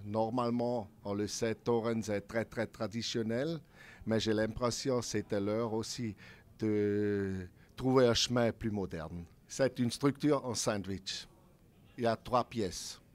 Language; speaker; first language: French; non-native, learner; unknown